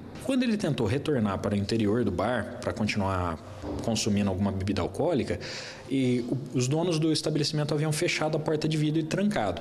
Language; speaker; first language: Portuguese; native; Portuguese